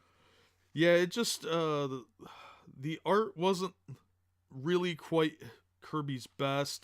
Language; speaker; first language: English; native; English